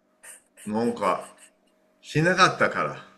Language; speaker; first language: Japanese; non-native, fluent; English